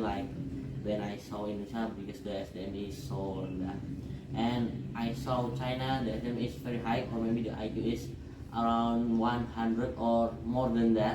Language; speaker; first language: English; non-native, learner; Indonesian